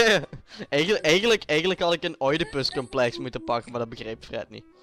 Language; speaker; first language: Dutch; native; Dutch